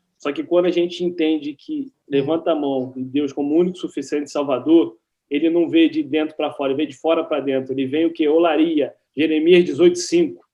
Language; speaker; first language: Portuguese; native; Portuguese